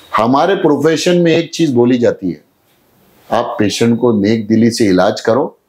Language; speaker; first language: Hindi; non-native, local second language; Urdu